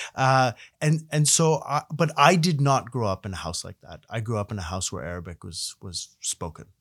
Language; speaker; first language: English; native; English